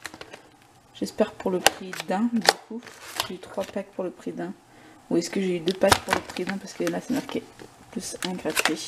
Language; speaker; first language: French; native; French